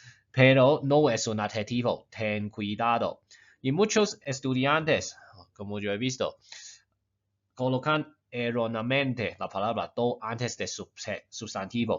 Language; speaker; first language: Spanish; non-native, fluent; Chinese